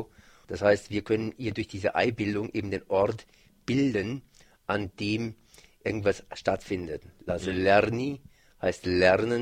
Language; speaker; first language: German; native; German